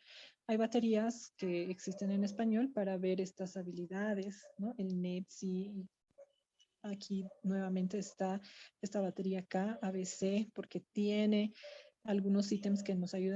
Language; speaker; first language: Spanish; native; Spanish